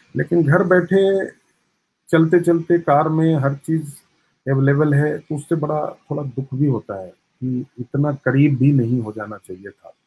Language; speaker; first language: Hindi; native; Hindi